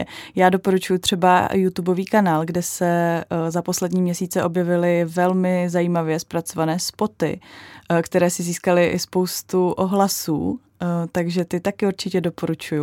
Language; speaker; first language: Czech; native; Czech